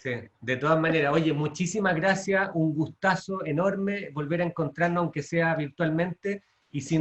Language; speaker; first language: Spanish; native; Spanish